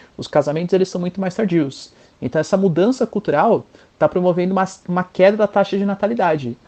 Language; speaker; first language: Portuguese; native; Portuguese